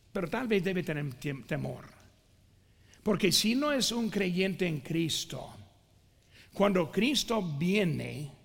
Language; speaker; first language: Spanish; non-native, fluent; English